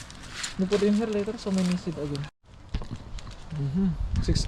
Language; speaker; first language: English; non-native, learner; Filipino